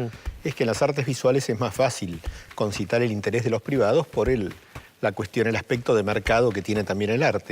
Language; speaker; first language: Spanish; native; Spanish